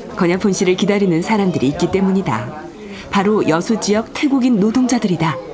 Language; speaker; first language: Korean; native; Korean